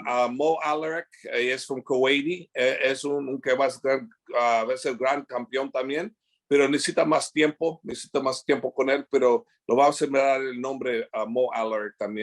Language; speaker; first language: Spanish; early bilingual, heritage; English